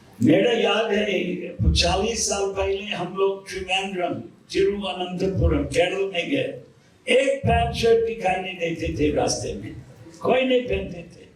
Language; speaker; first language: Hindi; non-native, fluent; English